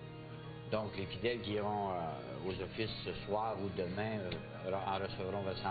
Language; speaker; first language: French; native; French